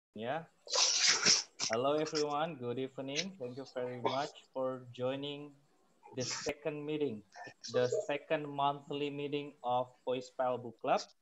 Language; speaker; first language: English; non-native, fluent; Indonesian